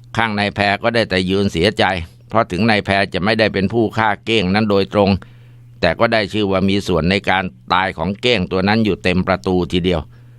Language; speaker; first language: Thai; native; Thai